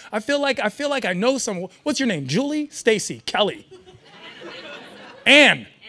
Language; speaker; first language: English; early bilingual, other home language; Persian